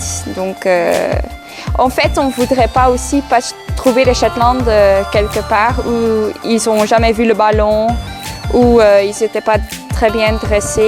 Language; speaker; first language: French; non-native, local second language; Dutch